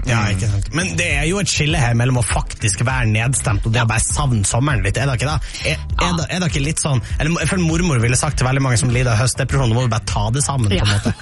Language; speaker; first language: Norwegian; native; Norwegian